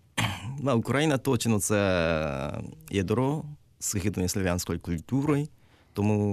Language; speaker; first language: Ukrainian; non-native, learner; Japanese